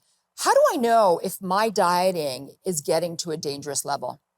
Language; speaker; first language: English; native; English